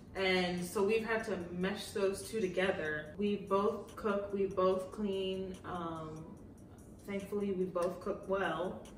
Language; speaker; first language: English; native; English